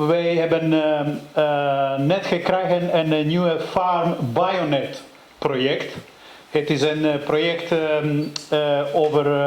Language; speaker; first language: Dutch; non-native, learner; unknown